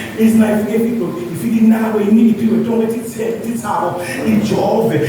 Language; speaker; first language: Zulu; non-native, local second language; Swati